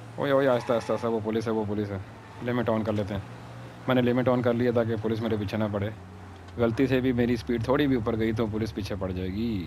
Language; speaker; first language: Urdu; native; Urdu